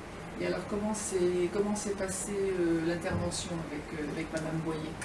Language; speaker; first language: French; native; French